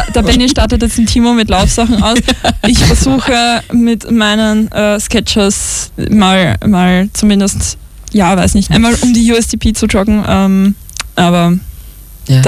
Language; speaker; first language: German; native; German